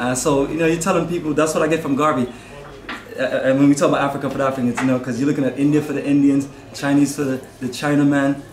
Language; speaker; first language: English; native; English